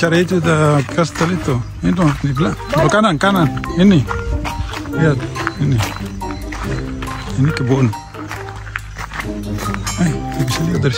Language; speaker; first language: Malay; non-native, learner; Spanish